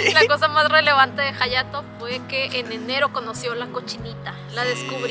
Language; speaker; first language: Spanish; native; Spanish